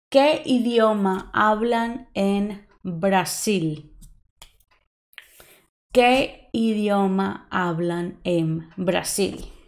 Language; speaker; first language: Spanish; non-native, fluent; English